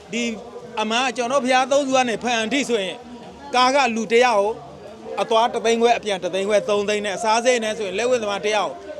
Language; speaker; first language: Burmese; non-native, local second language; Karen languages